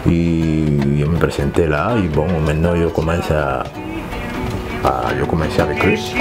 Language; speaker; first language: French; non-native, fluent; Spanish